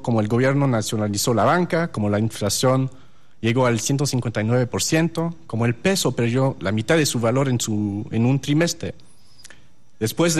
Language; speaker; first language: Spanish; non-native, fluent; French